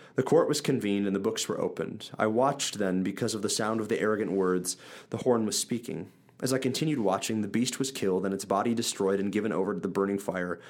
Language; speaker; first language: English; native; English